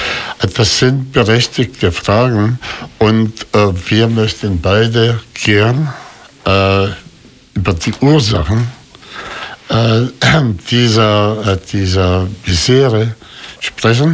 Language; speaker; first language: German; non-native, fluent; Arabic